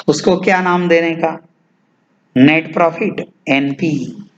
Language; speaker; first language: Hindi; non-native, local second language; Marathi